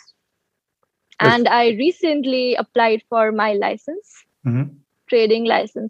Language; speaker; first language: English; non-native, local second language; Gujarati